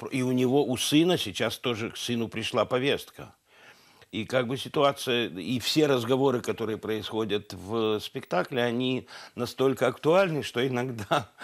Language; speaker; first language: Russian; native; Russian